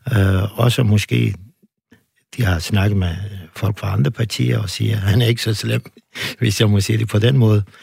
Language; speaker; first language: Danish; non-native, fluent; Turkish